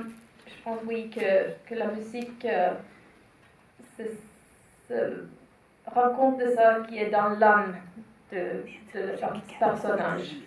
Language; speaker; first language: French; non-native, fluent; Finnish